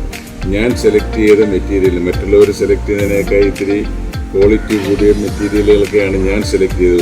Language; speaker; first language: Malayalam; native; Malayalam